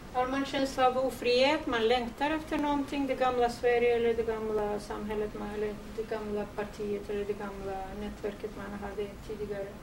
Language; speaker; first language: Swedish; non-native, fluent; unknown